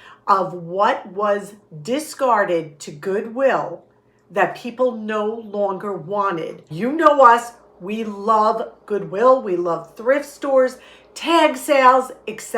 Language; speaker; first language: English; native; English